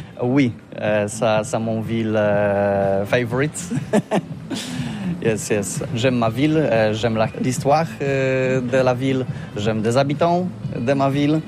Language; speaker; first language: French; non-native, learner; Polish